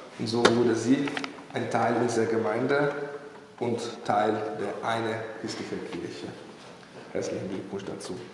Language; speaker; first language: German; non-native, fluent; Hungarian